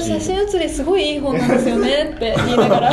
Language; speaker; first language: Japanese; native; Japanese